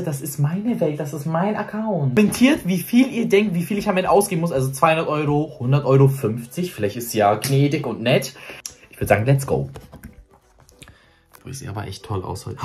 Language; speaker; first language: German; native; German